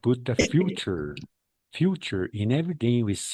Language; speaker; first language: English; non-native, fluent; Portuguese